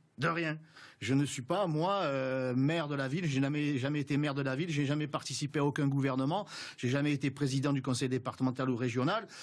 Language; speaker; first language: French; native; French